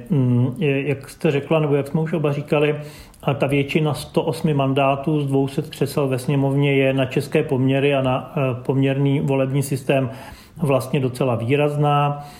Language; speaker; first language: Czech; native; Czech